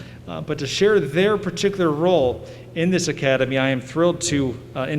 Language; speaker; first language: English; native; English